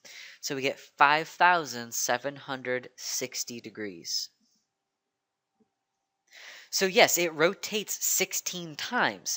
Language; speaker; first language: English; native; English